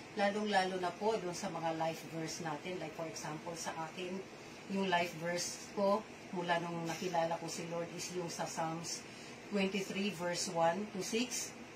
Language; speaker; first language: Filipino; non-native, local second language; Cebuano